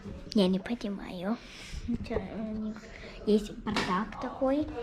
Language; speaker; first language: Russian; non-native, learner; English